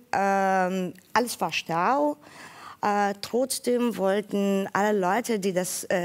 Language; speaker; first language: German; non-native, fluent; Ukrainian